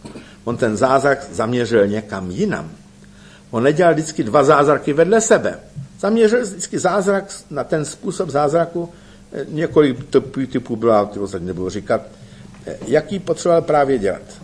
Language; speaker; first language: Czech; native; Czech